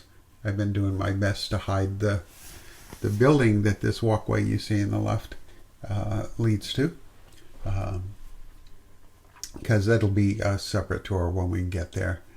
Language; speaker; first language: English; native; English